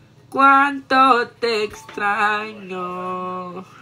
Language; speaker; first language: Spanish; early bilingual, heritage; Spanish